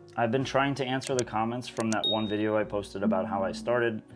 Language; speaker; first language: English; native; English